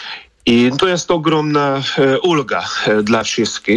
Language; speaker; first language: Polish; non-native, fluent; Hungarian